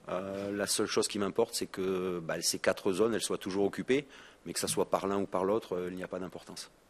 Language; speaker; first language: French; native; French